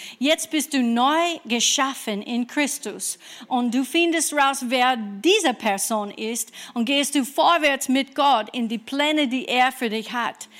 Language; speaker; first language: German; non-native, fluent; English